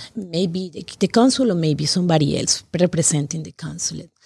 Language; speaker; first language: English; non-native, learner; Spanish